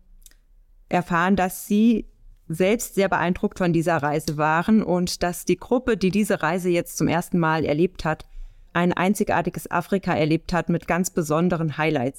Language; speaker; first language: German; native; German